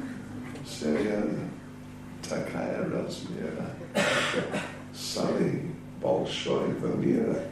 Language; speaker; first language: Russian; non-native, learner; English